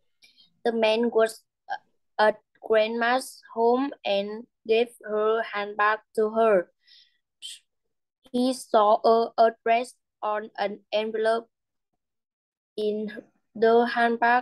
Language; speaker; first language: English; non-native, learner; Vietnamese